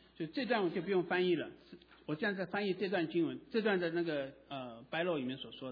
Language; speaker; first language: Chinese; native; Chinese